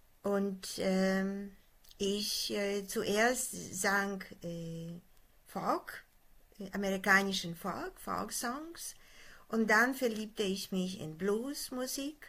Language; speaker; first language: German; non-native, fluent; Polish